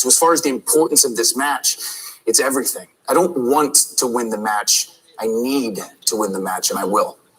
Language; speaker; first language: English; native; English